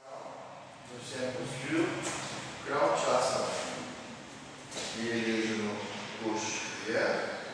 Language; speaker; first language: French; non-native, fluent; Portuguese